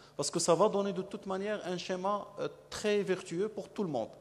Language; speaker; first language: French; non-native, local second language; Arabic